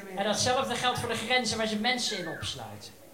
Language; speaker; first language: Dutch; native; Dutch